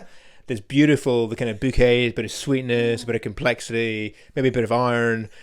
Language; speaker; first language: English; native; English